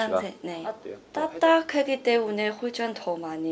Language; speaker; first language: Korean; non-native, learner; Chinese